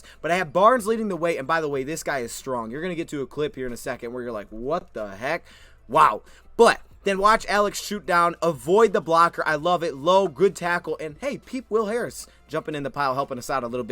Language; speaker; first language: English; native; English